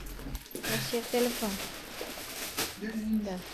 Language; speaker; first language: Dutch; non-native, learner; Filipino